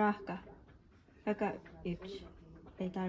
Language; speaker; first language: Finnish; non-native, learner; Vietnamese